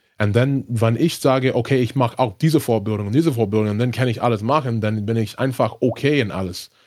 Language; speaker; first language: German; non-native, learner; English